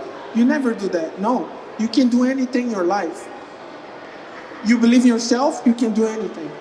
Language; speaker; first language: English; non-native, learner; Portuguese